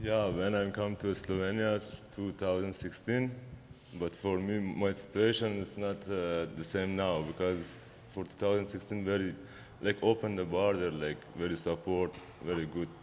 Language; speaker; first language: English; non-native, learner; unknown